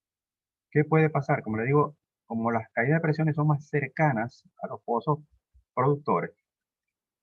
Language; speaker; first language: Spanish; native; Spanish